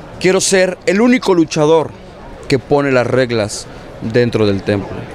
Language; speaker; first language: Spanish; native; Spanish